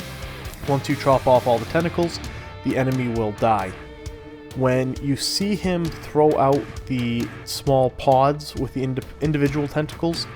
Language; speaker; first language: English; native; English